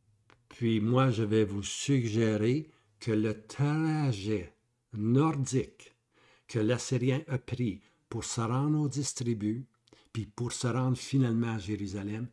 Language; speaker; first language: French; native; French